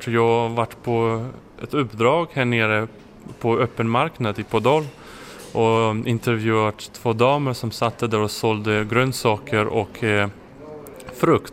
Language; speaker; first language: Swedish; non-native, fluent; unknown